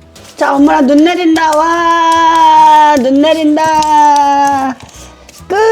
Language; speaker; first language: Korean; native; Korean